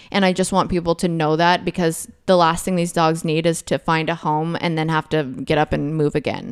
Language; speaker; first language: English; native; English